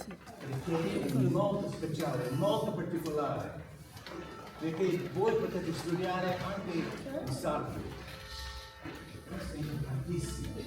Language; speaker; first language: Italian; non-native, learner; English